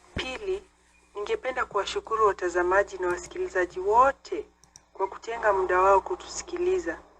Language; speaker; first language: Swahili; non-native, local second language; Kikuyu